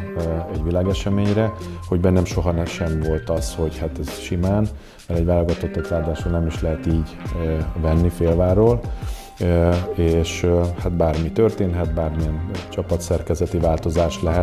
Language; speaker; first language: Hungarian; native; Hungarian